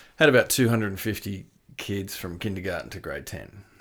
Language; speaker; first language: English; native; English